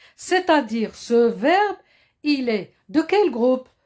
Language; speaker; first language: French; non-native, local second language; Arabic